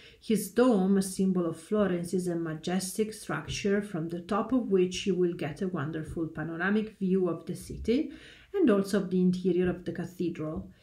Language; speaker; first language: English; non-native, fluent; Italian